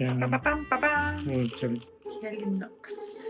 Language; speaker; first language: Korean; non-native, learner; Ukrainian